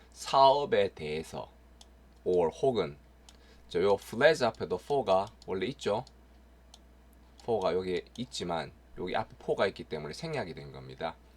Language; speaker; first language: Korean; native; Korean